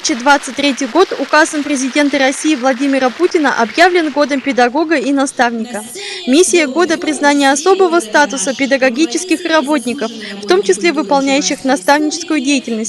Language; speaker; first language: Russian; native; Russian